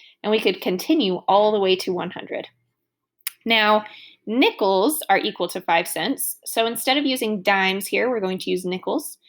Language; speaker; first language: English; native; English